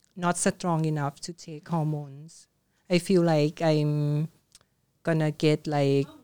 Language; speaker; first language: English; non-native, learner; Thai